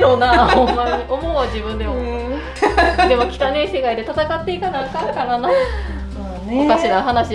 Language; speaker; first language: Japanese; native; Japanese